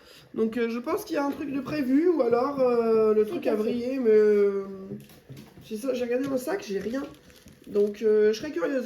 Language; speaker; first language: French; native; French